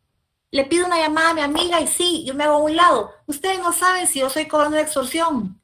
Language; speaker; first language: Spanish; native; Spanish